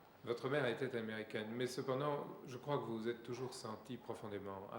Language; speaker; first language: French; native; French